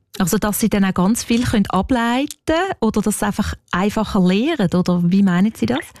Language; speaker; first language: German; native; German